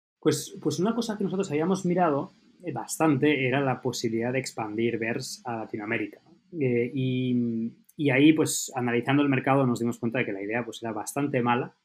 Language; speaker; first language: Spanish; native; Spanish